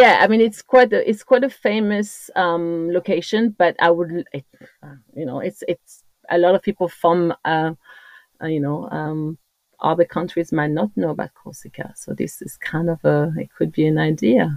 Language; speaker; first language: English; non-native, fluent; French